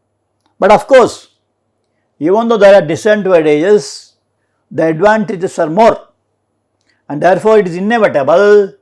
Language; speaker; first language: English; non-native, local second language; Kannada